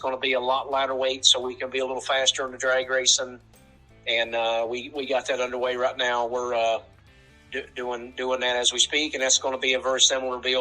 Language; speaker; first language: English; native; English